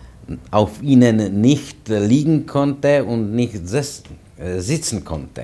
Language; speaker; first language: German; non-native, fluent; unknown